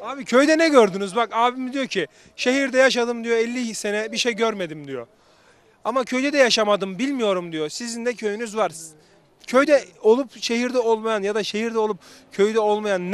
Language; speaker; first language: Turkish; native; Turkish